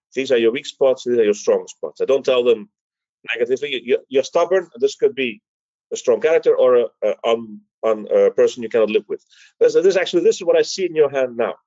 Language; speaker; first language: English; early bilingual, other home language; Dutch